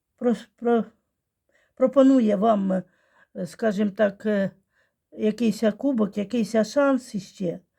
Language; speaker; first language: Ukrainian; non-native, local second language; Russian